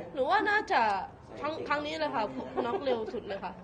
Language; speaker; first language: Thai; native; Thai